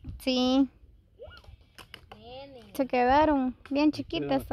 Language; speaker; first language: Spanish; native; Spanish